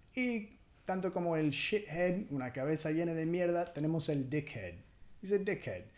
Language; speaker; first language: Spanish; non-native, fluent; English